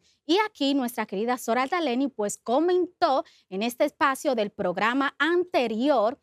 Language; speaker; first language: Spanish; native; Spanish